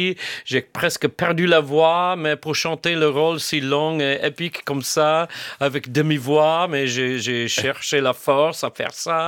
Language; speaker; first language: French; non-native, fluent; English